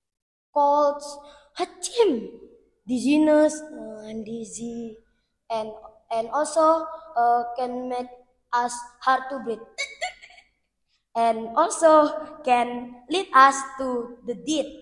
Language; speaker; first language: English; non-native, learner; Indonesian